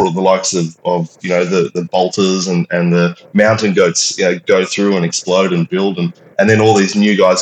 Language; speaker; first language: English; native; English